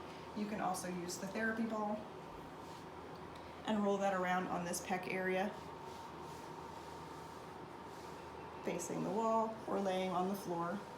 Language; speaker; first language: English; native; English